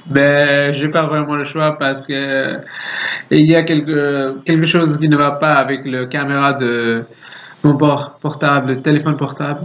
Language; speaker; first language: French; non-native, learner; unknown